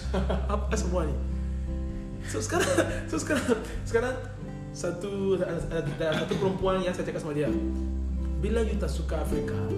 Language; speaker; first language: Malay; non-native, learner; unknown